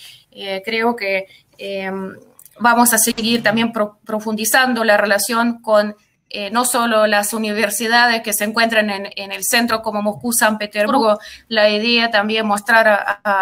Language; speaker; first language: Spanish; non-native, fluent; Russian